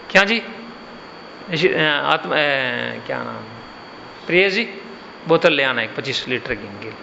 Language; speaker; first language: Hindi; non-native, local second language; Gujarati